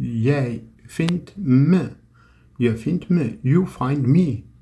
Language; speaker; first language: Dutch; non-native, learner; Turkish